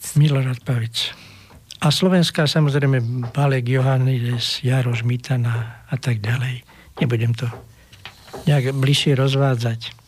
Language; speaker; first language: Slovak; native; Slovak